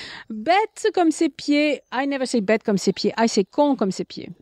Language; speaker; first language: French; native; French